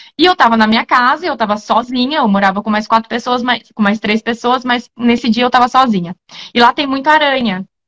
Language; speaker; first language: Portuguese; native; Portuguese